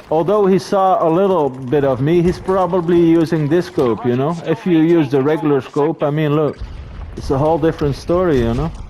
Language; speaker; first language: English; non-native, fluent; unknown